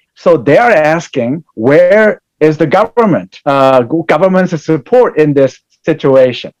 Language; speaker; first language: English; non-native, fluent; Korean